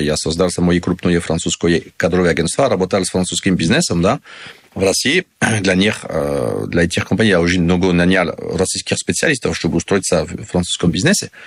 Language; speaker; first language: Russian; non-native, learner; French